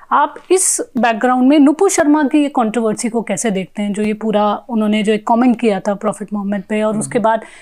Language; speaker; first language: Hindi; native; Hindi